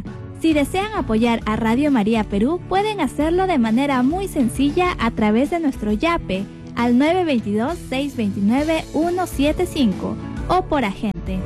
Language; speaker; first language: Spanish; native; Spanish